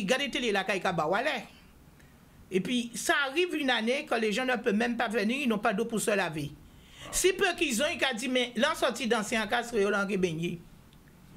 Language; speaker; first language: French; non-native, local second language; Guadeloupean Creole French